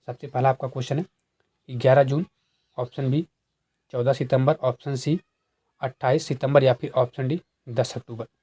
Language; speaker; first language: Hindi; native; Hindi